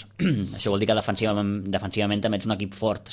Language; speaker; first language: Catalan; native; Catalan